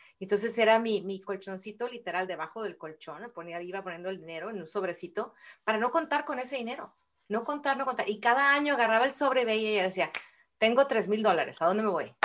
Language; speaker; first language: Spanish; native; Spanish